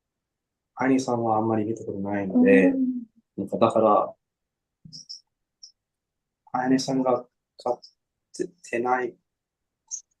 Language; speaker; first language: Japanese; non-native, learner; English